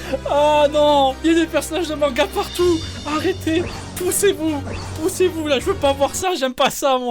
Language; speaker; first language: French; native; French